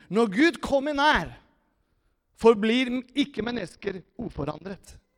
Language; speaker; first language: Norwegian; non-native, fluent; Spanish